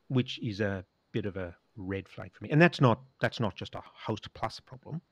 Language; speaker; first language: English; native; English